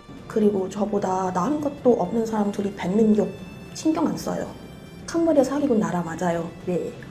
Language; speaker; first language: Korean; non-native, fluent; Thai